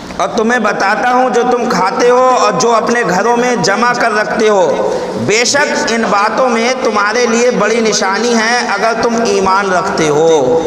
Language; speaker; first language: Urdu; native; Urdu